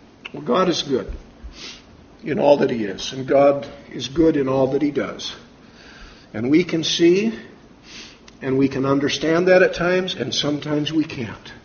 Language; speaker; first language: English; native; English